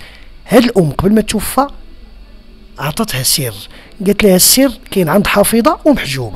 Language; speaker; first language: Arabic; native; Arabic